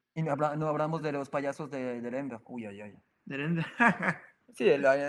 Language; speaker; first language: Spanish; non-native, fluent; French